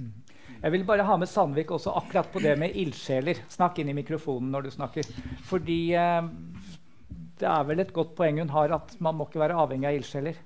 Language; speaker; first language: Norwegian; native; Norwegian